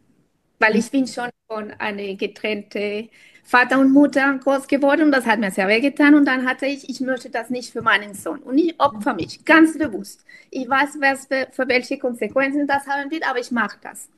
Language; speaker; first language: German; non-native, fluent; Spanish